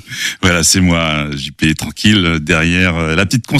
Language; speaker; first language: French; native; French